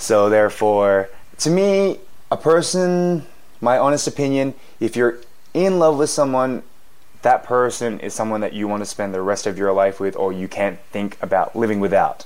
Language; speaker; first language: English; native; English